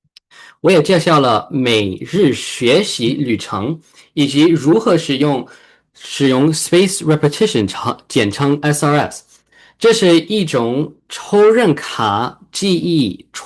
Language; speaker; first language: Chinese; early bilingual, heritage; Chinese